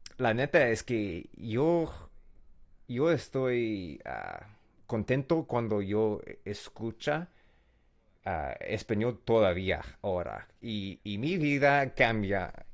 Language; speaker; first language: Spanish; non-native, learner; English